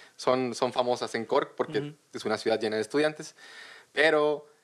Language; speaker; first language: Spanish; native; Spanish